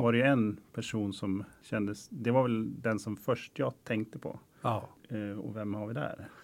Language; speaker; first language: Swedish; native; Swedish